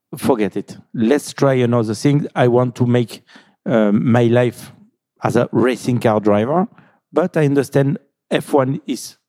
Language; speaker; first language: English; non-native, fluent; French